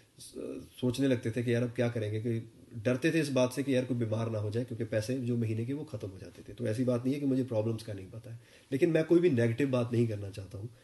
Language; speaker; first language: Hindi; non-native, local second language; Punjabi